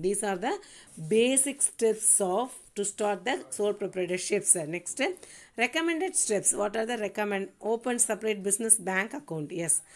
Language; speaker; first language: English; non-native, local second language; Tamil